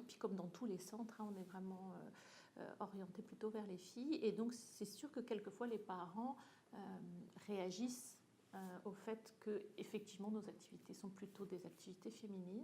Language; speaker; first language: French; native; French